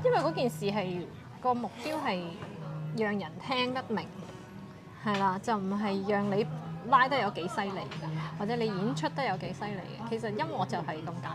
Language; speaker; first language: Cantonese; native; Cantonese